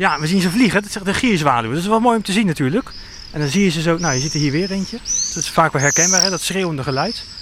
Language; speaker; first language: Dutch; native; Dutch